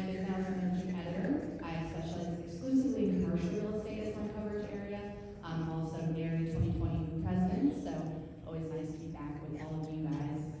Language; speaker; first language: English; native; English